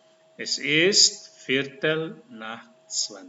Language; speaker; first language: German; non-native, learner; Indonesian